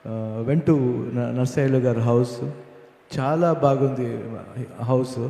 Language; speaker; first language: Telugu; non-native, learner; Kannada